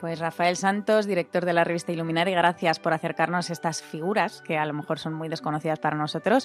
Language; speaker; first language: Spanish; native; Spanish